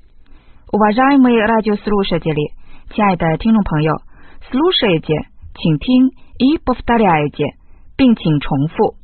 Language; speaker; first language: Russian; non-native, fluent; Chinese